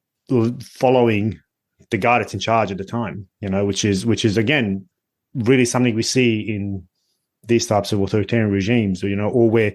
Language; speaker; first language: English; native; English